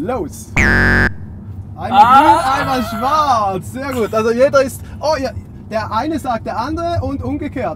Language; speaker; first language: German; native; German